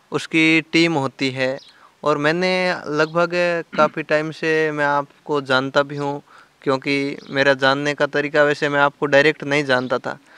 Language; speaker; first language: Hindi; native; Hindi